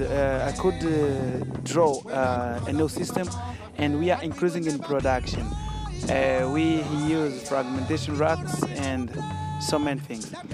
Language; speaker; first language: English; non-native, learner; Portuguese